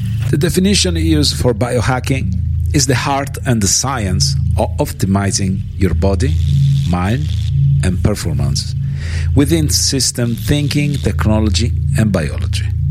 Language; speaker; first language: English; non-native, fluent; Italian